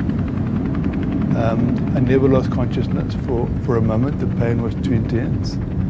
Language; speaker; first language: English; native; English